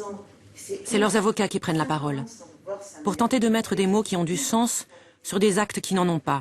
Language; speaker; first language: French; native; French